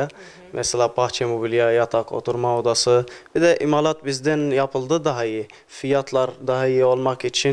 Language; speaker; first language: Turkish; non-native, learner; Arabic